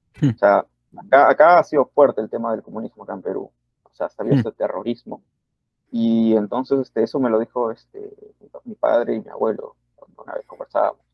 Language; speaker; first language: Spanish; native; Spanish